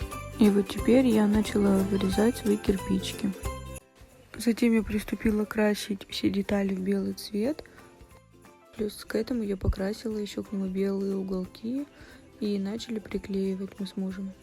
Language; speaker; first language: Russian; native; Russian